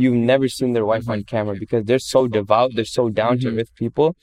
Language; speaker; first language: English; native; English